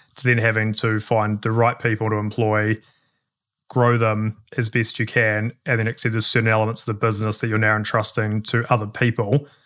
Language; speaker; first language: English; native; English